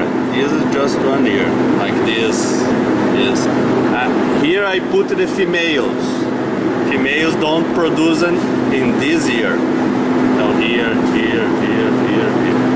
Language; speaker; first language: English; non-native, learner; Portuguese